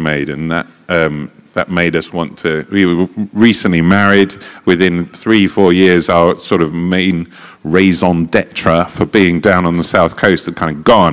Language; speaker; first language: English; native; English